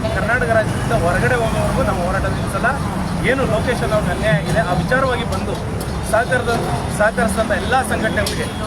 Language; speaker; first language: Kannada; native; Kannada